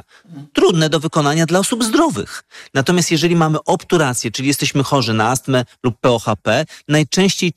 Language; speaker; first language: Polish; native; Polish